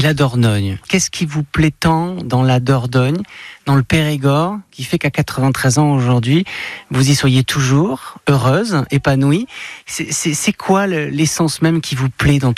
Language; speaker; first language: French; native; French